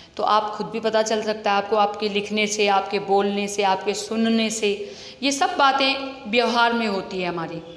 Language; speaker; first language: Hindi; native; Hindi